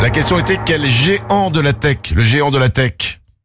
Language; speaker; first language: French; native; French